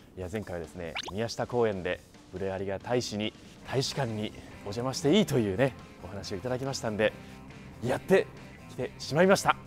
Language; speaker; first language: Japanese; native; Japanese